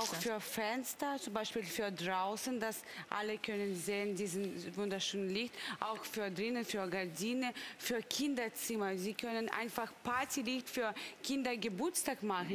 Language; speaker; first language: German; non-native, learner; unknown